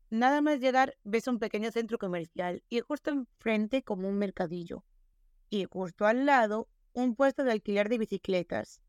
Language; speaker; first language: Spanish; non-native, local second language; Galician